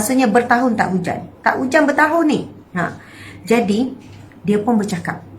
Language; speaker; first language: Malay; native; Malay